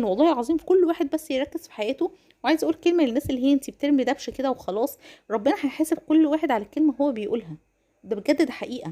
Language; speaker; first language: Arabic; native; Arabic